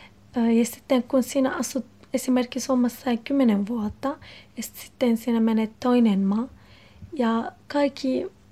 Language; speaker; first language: Finnish; non-native, learner; Arabic